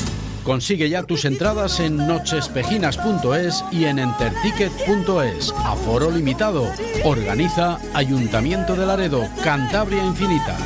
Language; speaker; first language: Spanish; native; Spanish